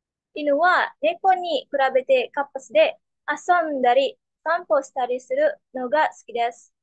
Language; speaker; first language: Japanese; non-native, learner; Indonesian